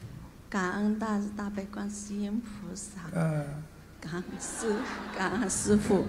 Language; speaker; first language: Chinese; non-native, local second language; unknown